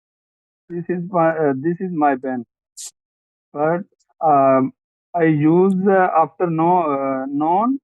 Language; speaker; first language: English; non-native, learner; Hindi